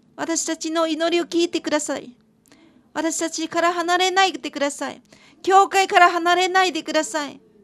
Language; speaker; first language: Japanese; non-native, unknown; Chinese